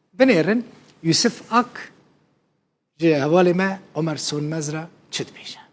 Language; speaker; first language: Kurdish; native; Kurdish